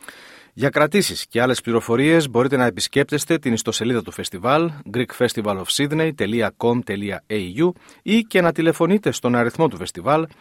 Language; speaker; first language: Greek; native; Greek